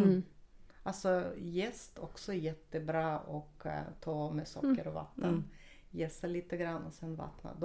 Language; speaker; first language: Swedish; non-native, fluent; Russian